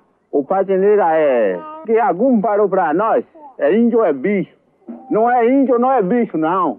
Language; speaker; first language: Portuguese; non-native, local second language; Kayapó